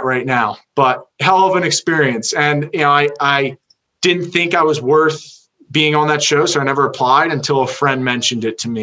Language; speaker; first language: English; native; English